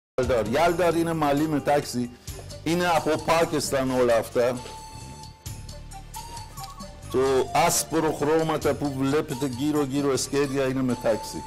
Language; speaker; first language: Greek; non-native, learner; Persian